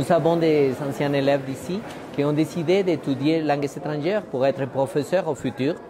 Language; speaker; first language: French; non-native, fluent; Spanish